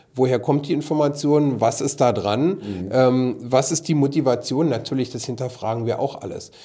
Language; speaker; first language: German; native; German